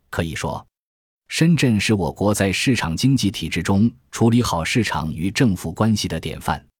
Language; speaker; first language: Chinese; native; Chinese